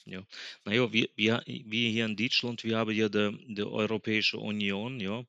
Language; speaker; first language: German; early bilingual, other home language; Plautdietsch